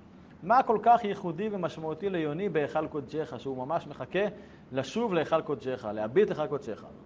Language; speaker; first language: Hebrew; native; Hebrew